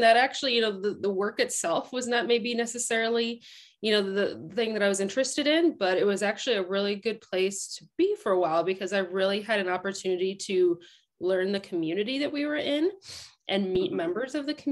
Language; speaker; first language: English; native; English